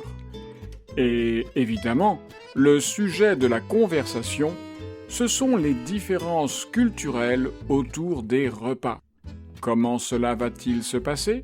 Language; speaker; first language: French; native; French